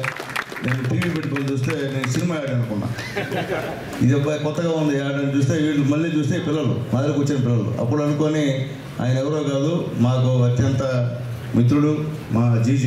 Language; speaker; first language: Telugu; native; Telugu